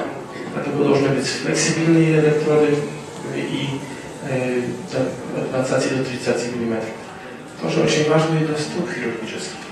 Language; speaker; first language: Russian; non-native, fluent; Polish